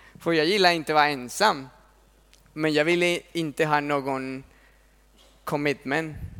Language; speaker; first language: Swedish; non-native, fluent; Spanish